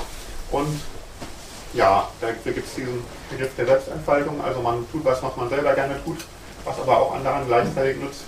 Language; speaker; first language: German; native; German